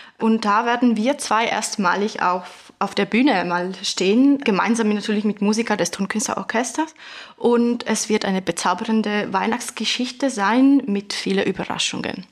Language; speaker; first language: German; non-native, fluent; Italian